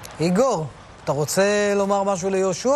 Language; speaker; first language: Hebrew; native; Hebrew